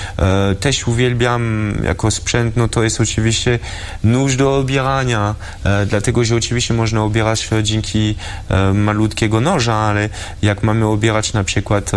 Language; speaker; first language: Polish; early bilingual, heritage; French